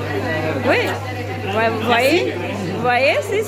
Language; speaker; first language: French; non-native, fluent; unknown